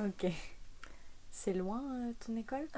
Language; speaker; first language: French; native; French